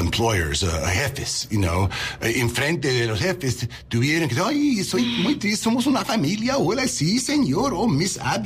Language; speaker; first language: Spanish; non-native, learner; English